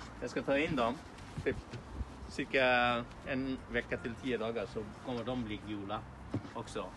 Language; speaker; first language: Swedish; non-native, fluent; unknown